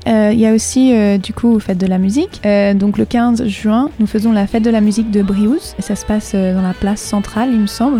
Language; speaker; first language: French; native; French